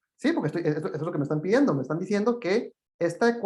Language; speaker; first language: Spanish; native; Spanish